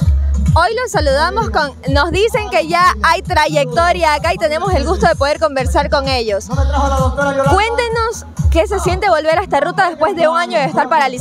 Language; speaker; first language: Spanish; native; Spanish